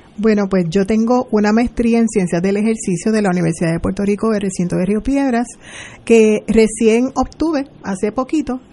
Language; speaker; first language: Spanish; native; Spanish